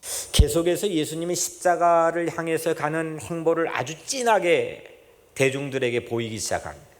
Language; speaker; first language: Korean; native; Korean